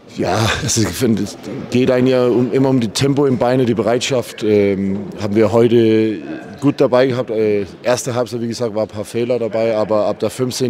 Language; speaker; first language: German; non-native, fluent; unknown